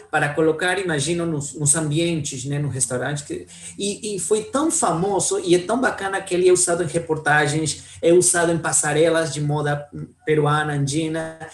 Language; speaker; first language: Portuguese; non-native, fluent; Spanish